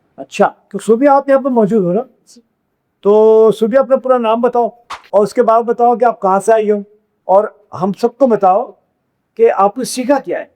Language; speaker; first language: Urdu; native; Urdu